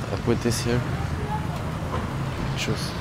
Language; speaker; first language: English; non-native, learner; Arabic